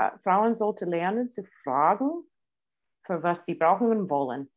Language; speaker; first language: German; non-native, fluent; English